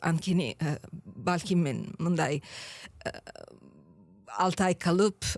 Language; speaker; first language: Kyrgyz; non-native, learner; Italian